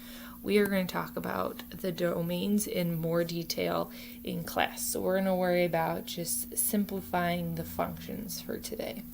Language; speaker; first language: English; native; English